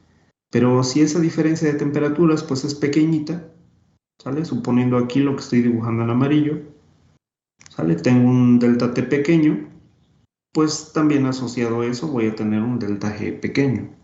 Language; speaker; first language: Spanish; native; Spanish